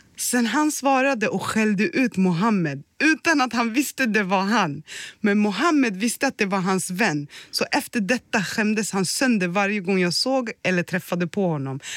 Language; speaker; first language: Swedish; early bilingual, other home language; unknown